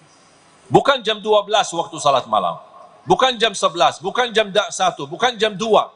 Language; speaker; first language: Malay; non-native, fluent; Arabic